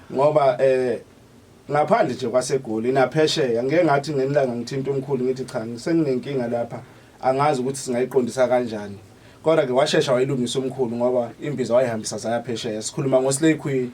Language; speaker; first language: Zulu; native; Zulu